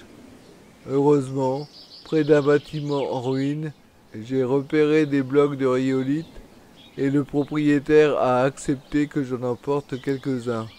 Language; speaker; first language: French; native; French